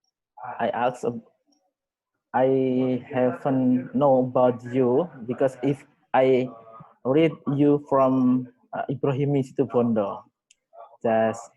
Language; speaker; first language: English; non-native, learner; Indonesian